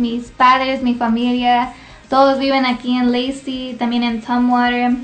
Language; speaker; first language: Spanish; early bilingual, heritage; Spanish